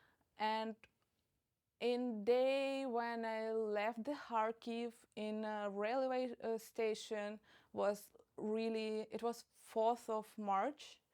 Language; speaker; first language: English; non-native, fluent; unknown